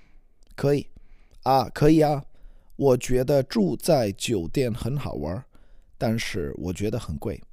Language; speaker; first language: Chinese; non-native, learner; English